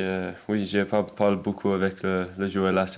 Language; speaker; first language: French; non-native, learner; English